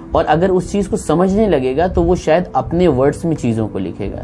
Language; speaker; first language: Hindi; native; Hindi